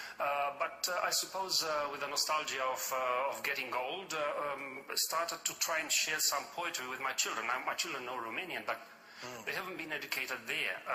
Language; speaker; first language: English; non-native, fluent; Romanian